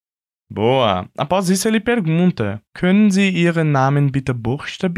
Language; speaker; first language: German; non-native, fluent; Portuguese